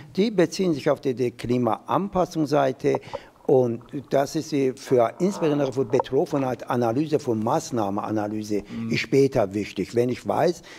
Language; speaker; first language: German; non-native, fluent; Persian